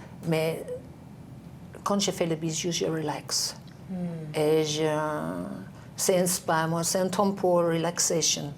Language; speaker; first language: French; non-native, learner; English